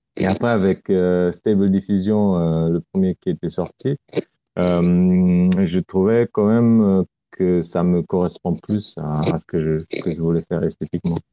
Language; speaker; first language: French; non-native, fluent; Romanian